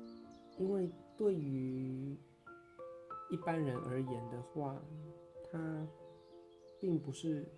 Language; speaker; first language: Chinese; native; Chinese